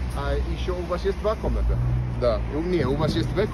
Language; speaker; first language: Russian; non-native, learner; English